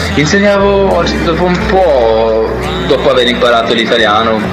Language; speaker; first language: Italian; non-native, fluent; Norwegian